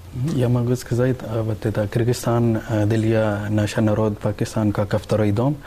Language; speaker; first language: Russian; non-native, learner; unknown